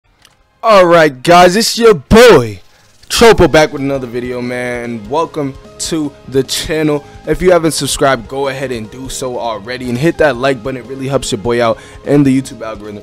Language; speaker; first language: English; native; English